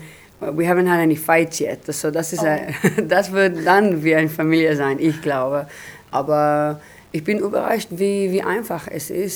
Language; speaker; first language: German; non-native, learner; Hebrew